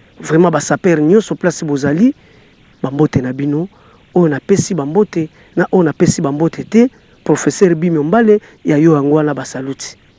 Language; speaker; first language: Lingala; non-native, local second language; Kongo